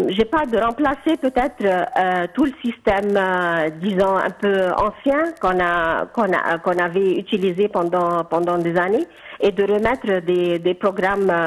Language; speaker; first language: French; non-native, fluent; Arabic